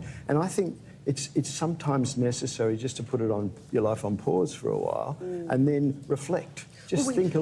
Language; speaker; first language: English; native; English